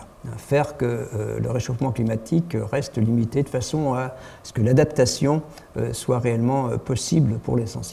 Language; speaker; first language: French; native; French